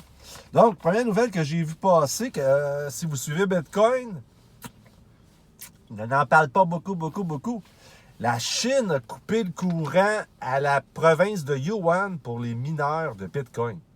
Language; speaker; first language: French; native; French